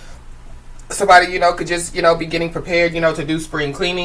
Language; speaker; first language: English; native; English